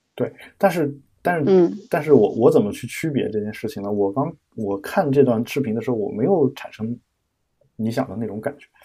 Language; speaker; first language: Chinese; native; Chinese